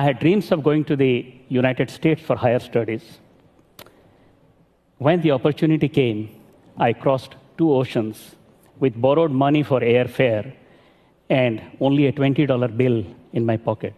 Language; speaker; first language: English; non-native, local second language; Odia